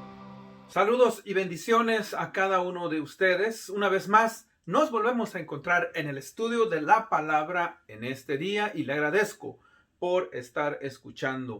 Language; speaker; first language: Spanish; native; Spanish